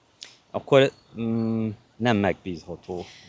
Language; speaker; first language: Hungarian; non-native, fluent; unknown